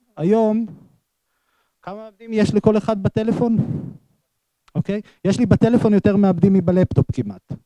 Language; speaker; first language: Hebrew; native; Hebrew